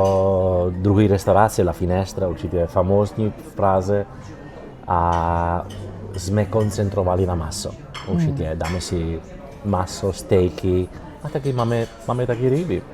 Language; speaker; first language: Czech; non-native, learner; Italian